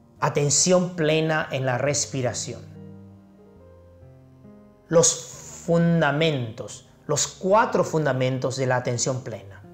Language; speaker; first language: Spanish; non-native, fluent; Chinese